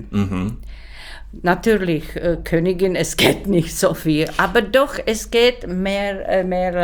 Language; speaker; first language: German; non-native, learner; Czech